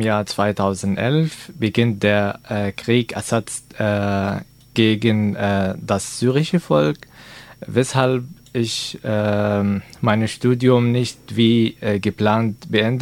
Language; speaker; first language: German; non-native, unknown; Arabic